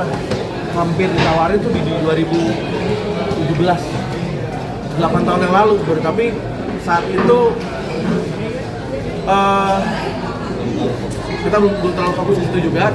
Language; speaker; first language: Indonesian; native; Indonesian